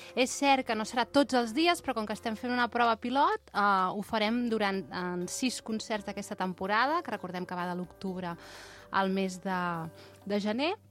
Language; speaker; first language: Catalan; native; Catalan